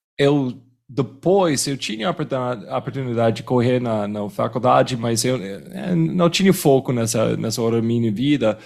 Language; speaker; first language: Portuguese; non-native, fluent; English